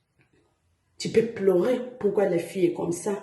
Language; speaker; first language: French; non-native, learner; Portuguese